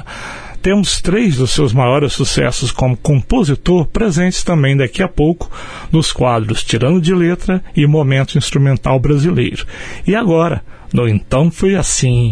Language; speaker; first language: Portuguese; native; Portuguese